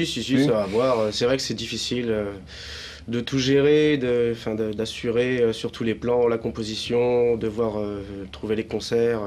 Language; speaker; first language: French; native; French